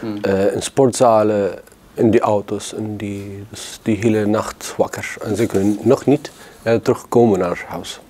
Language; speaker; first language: Dutch; non-native, learner; Arabic